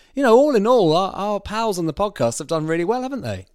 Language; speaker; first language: English; native; English